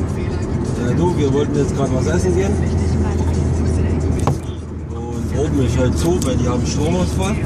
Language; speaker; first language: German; native; German